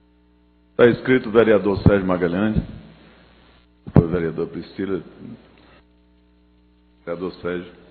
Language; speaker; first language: Portuguese; native; Portuguese